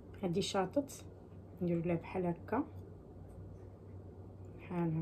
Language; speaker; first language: Arabic; native; Arabic